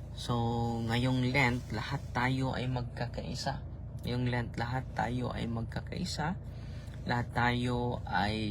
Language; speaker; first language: Filipino; non-native, local second language; Cebuano